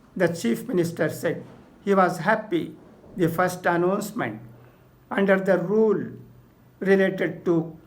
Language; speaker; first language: English; non-native, local second language; Urdu